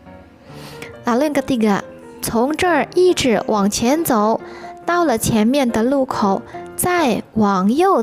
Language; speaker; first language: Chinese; non-native, fluent; Indonesian